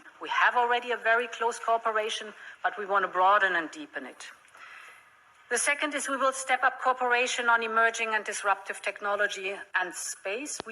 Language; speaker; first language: English; non-native, fluent; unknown